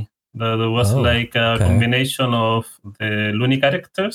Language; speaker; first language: English; non-native, fluent; Spanish